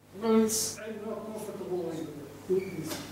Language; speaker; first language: English; non-native, learner; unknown